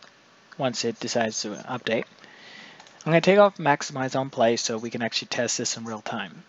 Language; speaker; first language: English; native; English